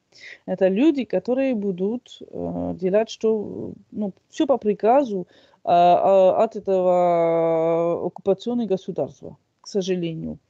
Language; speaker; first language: Russian; non-native, fluent; French